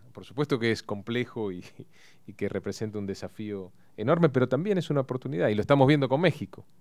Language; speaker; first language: Spanish; native; Spanish